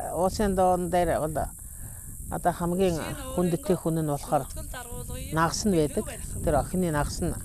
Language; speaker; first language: Mongolian; non-native, local second language; Buriat